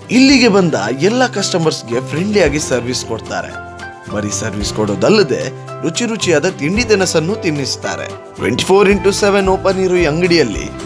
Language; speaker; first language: Kannada; non-native, local second language; Tulu